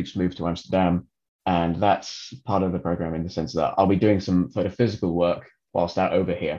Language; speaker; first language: English; native; English